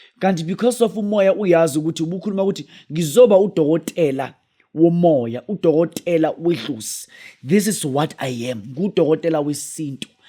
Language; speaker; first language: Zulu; native; Zulu